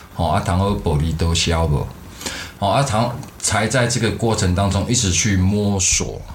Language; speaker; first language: Chinese; non-native, local second language; Min Nan Chinese